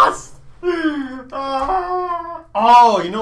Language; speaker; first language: English; native; English